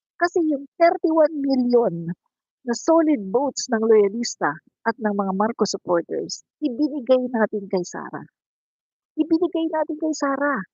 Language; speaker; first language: Filipino; non-native, local second language; Cebuano